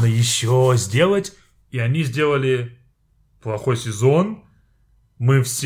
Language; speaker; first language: Russian; non-native, fluent; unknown